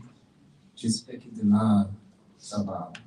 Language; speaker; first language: French; non-native, learner; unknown